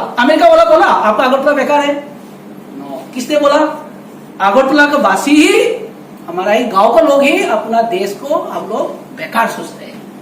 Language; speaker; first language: Hindi; non-native, local second language; Bangla